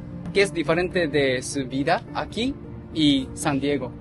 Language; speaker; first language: Spanish; non-native, learner; Japanese